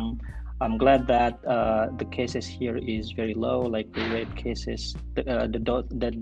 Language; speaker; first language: English; non-native, fluent; Indonesian